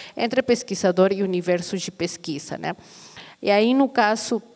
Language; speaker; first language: Portuguese; non-native, fluent; Aymara